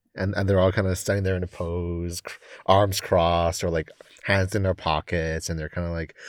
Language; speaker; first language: English; non-native, local second language; Cantonese